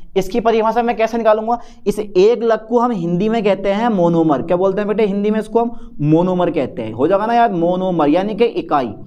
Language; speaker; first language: Hindi; native; Hindi